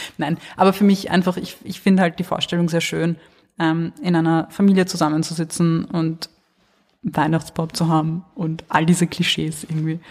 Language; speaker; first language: German; early bilingual, other home language; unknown